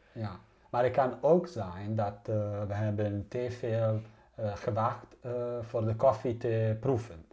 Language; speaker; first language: Dutch; non-native, learner; Italian